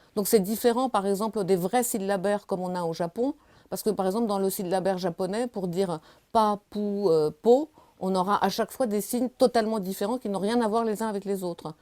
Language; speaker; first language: French; native; French